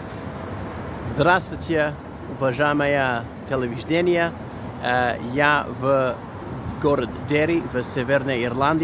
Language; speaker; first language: Russian; non-native, learner; English